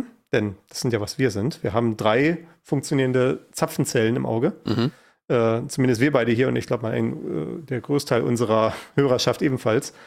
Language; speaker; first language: German; native; German